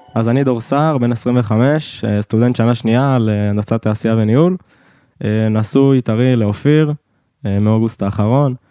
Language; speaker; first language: Hebrew; native; Hebrew